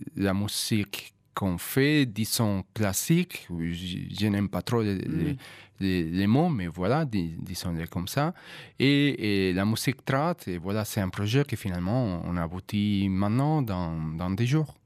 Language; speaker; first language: French; non-native, fluent; Spanish